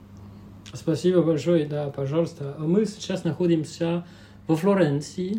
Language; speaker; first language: Russian; non-native, fluent; French